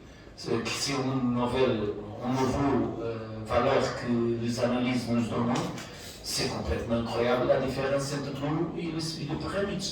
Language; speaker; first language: French; non-native, fluent; Portuguese